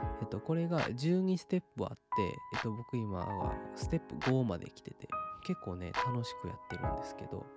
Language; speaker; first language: Japanese; native; Japanese